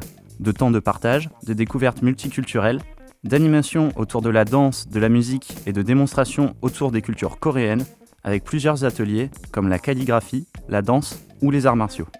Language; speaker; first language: French; native; French